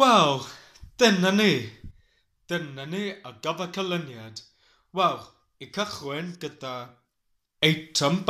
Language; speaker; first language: Welsh; non-native, learner; English